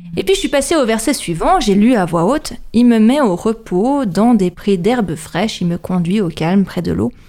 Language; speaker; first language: French; native; French